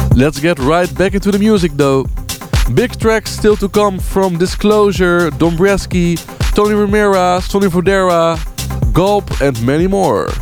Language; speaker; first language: English; non-native, fluent; Dutch